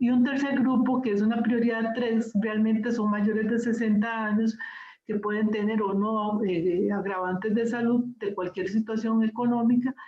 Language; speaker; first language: Spanish; native; Spanish